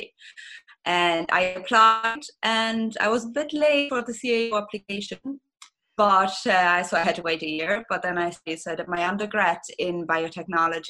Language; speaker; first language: English; non-native, fluent; German